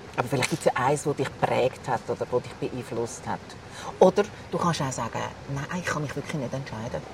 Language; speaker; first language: German; native; German